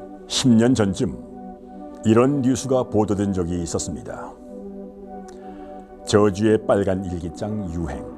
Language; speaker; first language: Korean; native; Korean